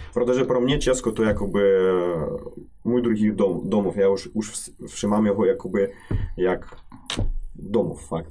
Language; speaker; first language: Czech; non-native, learner; Russian